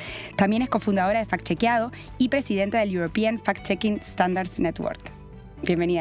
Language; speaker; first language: Spanish; native; Spanish